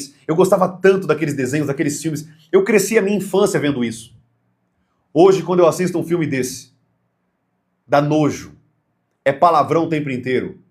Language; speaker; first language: Portuguese; native; Portuguese